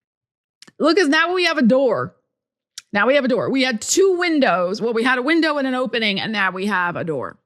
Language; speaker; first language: English; native; English